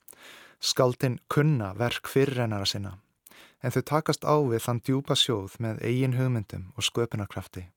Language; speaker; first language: Icelandic; native; Icelandic